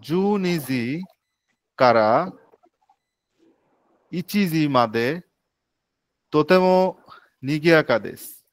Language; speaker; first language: Japanese; non-native, learner; Bangla